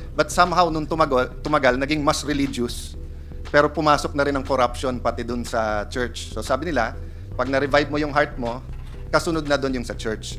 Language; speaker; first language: Filipino; native; Filipino